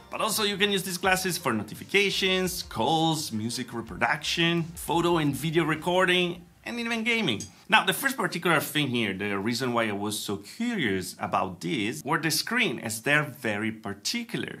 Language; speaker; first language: English; non-native, fluent; Italian